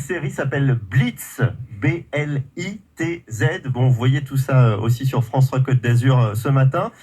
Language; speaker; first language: French; native; French